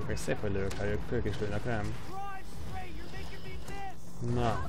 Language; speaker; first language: Hungarian; native; Hungarian